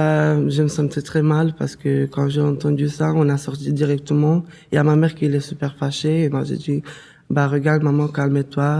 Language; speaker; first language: French; non-native, learner; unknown